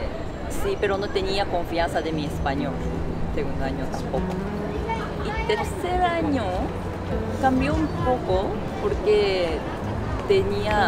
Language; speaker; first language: Spanish; non-native, fluent; Japanese